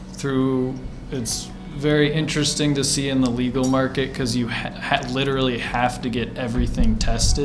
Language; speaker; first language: English; native; English